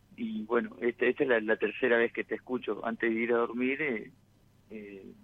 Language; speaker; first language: Spanish; native; Spanish